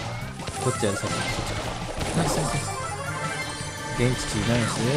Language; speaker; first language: Japanese; native; Japanese